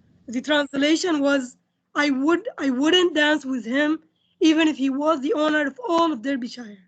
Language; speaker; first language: English; non-native, fluent; Indonesian